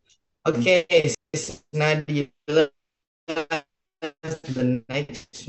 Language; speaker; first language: English; non-native, fluent; Indonesian